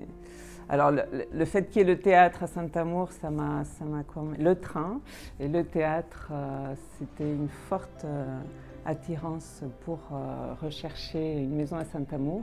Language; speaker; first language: French; native; French